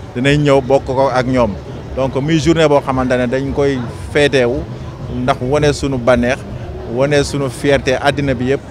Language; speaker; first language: Wolof; non-native, local second language; Soninke